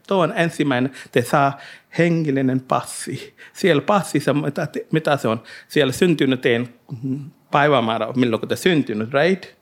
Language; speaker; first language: Finnish; non-native, learner; Hindi